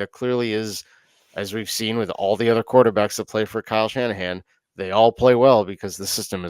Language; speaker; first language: English; native; English